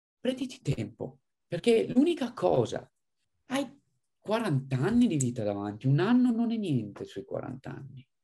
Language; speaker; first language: Italian; native; Italian